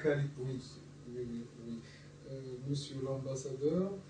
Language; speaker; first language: French; non-native, local second language; Arabic